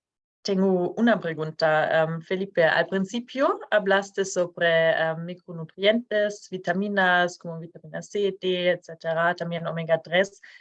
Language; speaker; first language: Spanish; non-native, fluent; Norwegian